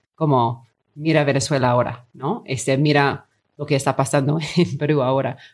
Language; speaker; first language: Spanish; non-native, fluent; English